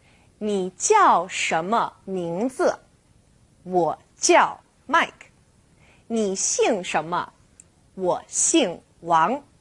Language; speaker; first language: Chinese; non-native, fluent; English